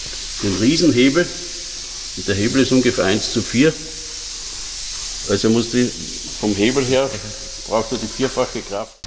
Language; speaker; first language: German; native; German